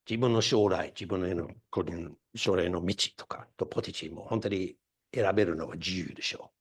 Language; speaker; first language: Japanese; non-native, fluent; English